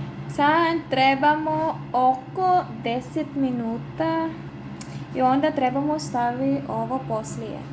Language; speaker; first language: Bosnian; non-native, learner; Filipino